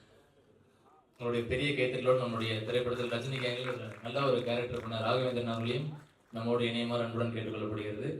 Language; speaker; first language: Tamil; native; Tamil